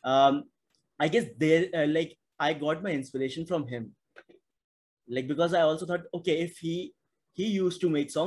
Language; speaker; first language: English; non-native, local second language; Hindi